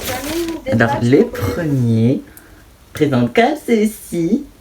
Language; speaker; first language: French; native; French